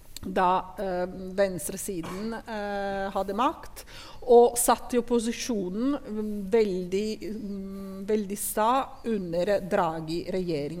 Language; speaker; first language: Norwegian; non-native, fluent; Italian